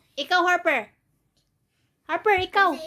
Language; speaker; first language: Cebuano; non-native, learner; English